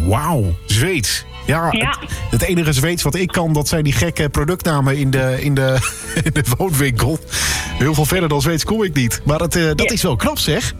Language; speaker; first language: Dutch; native; Dutch